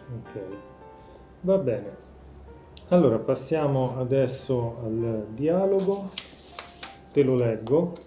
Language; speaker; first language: Italian; native; Italian